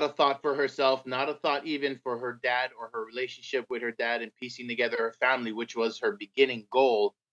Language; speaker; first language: English; native; English